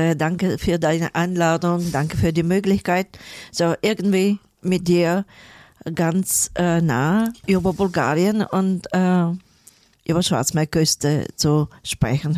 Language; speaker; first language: German; non-native, fluent; Bulgarian